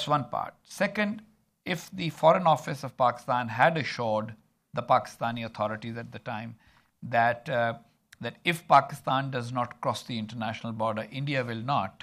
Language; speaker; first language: English; non-native, local second language; Urdu